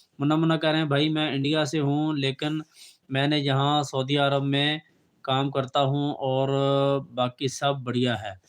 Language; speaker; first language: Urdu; non-native, local second language; Punjabi